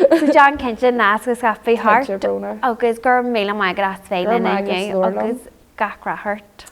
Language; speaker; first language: Irish; non-native, local second language; English